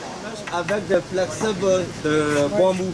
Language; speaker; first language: French; non-native, learner; Burmese